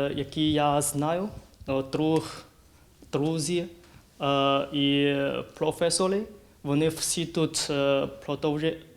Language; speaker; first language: Ukrainian; non-native, fluent; Chinese